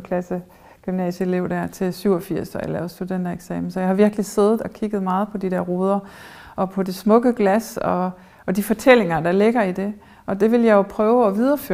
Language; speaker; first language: Danish; early bilingual, heritage; German